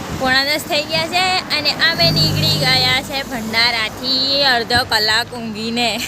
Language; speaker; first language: Gujarati; non-native, local second language; Kukna